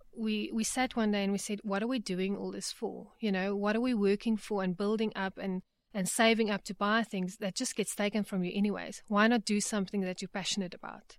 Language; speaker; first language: English; native; English